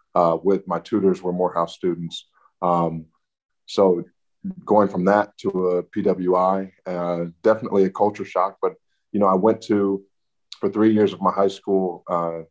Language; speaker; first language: English; native; English